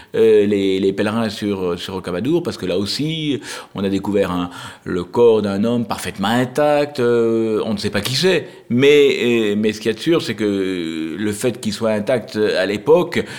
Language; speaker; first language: French; native; French